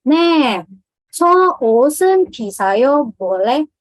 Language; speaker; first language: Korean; non-native, fluent; Indonesian